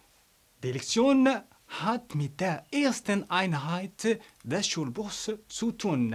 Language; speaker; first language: German; non-native, fluent; Arabic